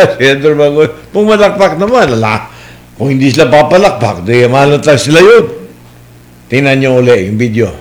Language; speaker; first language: Filipino; non-native, local second language; Cebuano